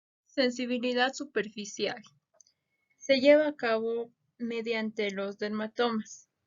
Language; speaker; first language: Spanish; native; Spanish